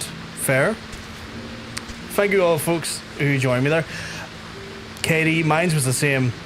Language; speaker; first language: English; native; English